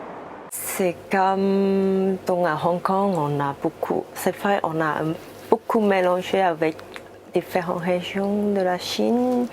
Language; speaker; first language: French; non-native, learner; Cantonese